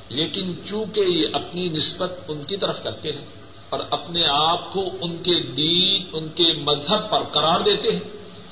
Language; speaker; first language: Urdu; non-native, local second language; Punjabi